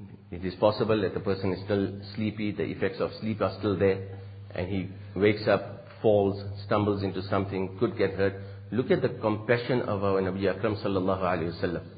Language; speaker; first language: English; native; English